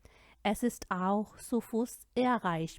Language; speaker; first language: German; non-native, fluent; Urdu